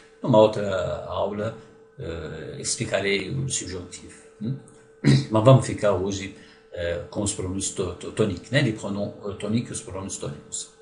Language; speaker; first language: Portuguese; non-native, fluent; French